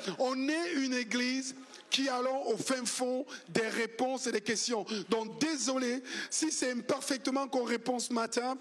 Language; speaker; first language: French; native; French